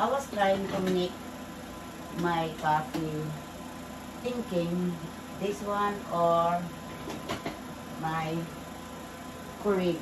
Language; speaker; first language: English; non-native, learner; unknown